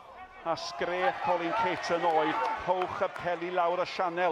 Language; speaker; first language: Welsh; native; Welsh